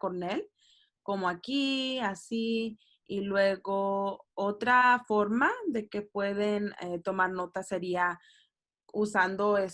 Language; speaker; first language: Spanish; early bilingual, heritage; Spanish